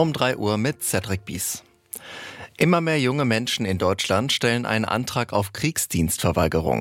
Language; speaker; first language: German; native; German